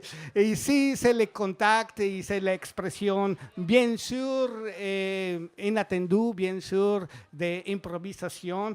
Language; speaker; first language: French; non-native, fluent; Spanish